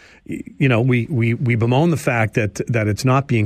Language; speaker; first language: English; native; English